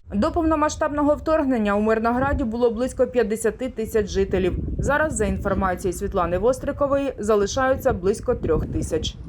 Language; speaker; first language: Ukrainian; native; Ukrainian